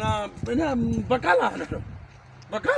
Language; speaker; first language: Arabic; non-native, learner; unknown